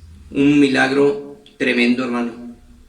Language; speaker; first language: Spanish; native; Spanish